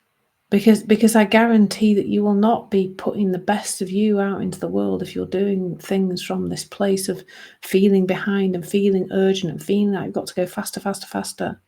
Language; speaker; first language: English; native; English